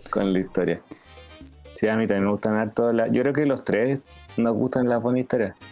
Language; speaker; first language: Spanish; native; Spanish